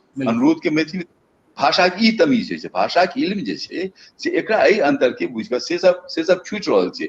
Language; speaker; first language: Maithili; native; Maithili